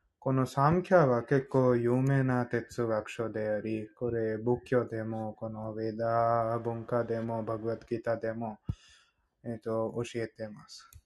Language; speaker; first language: Japanese; non-native, fluent; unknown